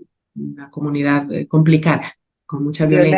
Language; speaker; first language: Spanish; native; Spanish